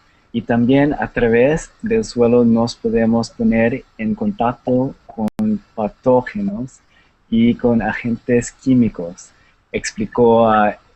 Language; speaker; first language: Spanish; non-native, learner; English